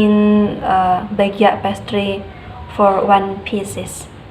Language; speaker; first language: English; non-native, learner; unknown